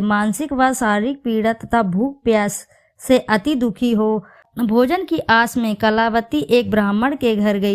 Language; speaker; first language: Hindi; native; Hindi